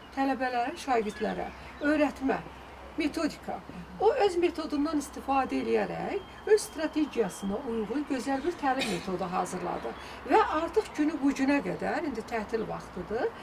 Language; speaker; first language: Azerbaijani; native; Azerbaijani